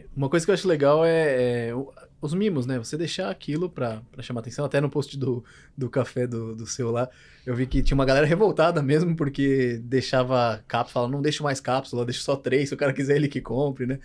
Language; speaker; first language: Portuguese; native; Portuguese